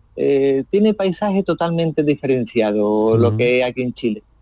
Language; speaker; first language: Spanish; native; Spanish